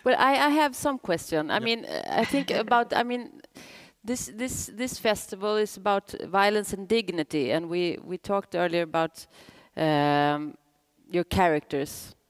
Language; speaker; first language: English; non-native, fluent; Swedish